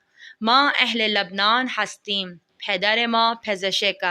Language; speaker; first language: Persian; non-native, fluent; Urdu